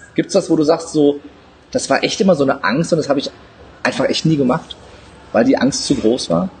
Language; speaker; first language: German; native; German